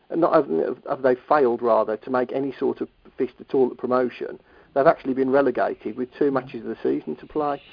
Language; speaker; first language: English; native; English